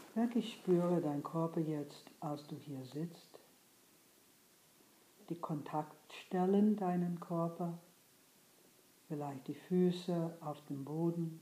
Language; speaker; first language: German; non-native, fluent; English